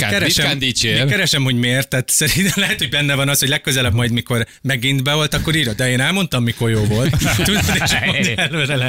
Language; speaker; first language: Hungarian; native; Hungarian